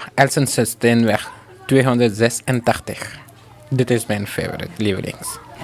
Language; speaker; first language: Dutch; non-native, learner; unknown